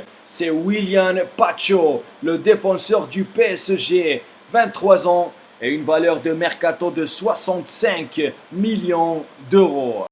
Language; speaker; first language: French; non-native, fluent; Spanish